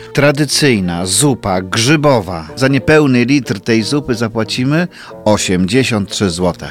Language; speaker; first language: Polish; native; Polish